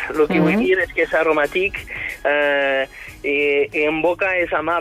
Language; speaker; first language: Catalan; non-native, fluent; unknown